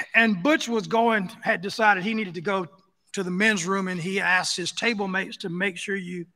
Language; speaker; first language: English; native; English